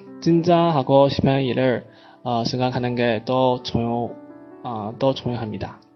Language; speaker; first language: Korean; non-native, learner; Chinese